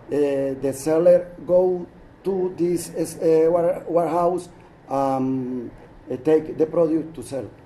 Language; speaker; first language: English; non-native, learner; Spanish